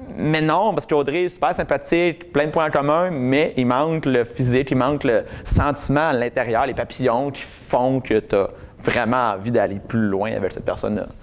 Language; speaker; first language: French; native; French